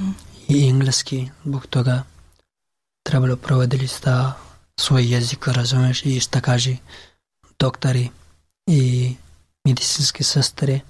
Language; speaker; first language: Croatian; non-native, learner; Pashto